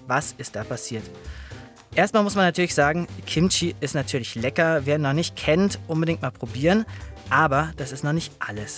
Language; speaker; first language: German; native; German